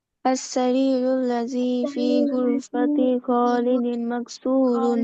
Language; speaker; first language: Arabic; non-native, learner; Bangla